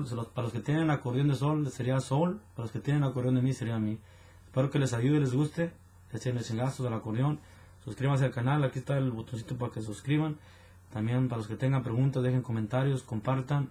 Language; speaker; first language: Spanish; native; Spanish